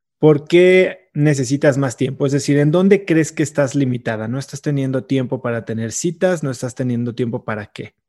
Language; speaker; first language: Spanish; native; Spanish